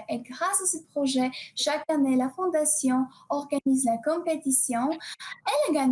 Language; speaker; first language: French; non-native, learner; Polish